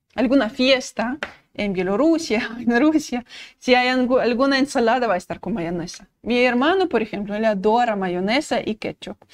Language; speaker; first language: Spanish; non-native, fluent; Russian